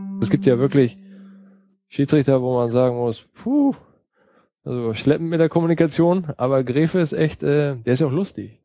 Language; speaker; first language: German; native; German